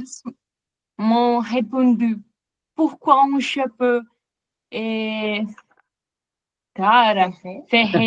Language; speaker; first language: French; non-native, learner; Portuguese